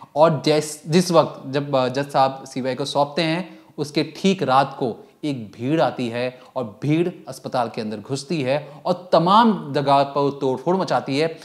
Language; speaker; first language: Hindi; native; Hindi